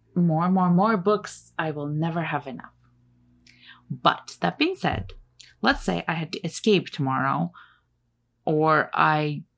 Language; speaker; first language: English; non-native, fluent; Turkish